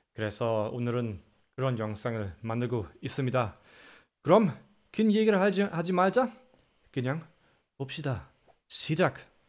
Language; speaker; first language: Korean; non-native, fluent; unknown